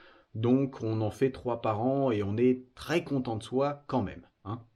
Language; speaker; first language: French; native; French